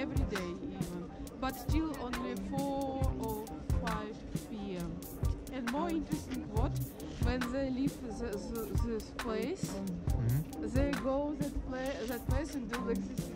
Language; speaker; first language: English; non-native, learner; Russian